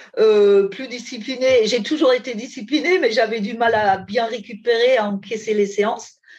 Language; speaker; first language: French; non-native, fluent; German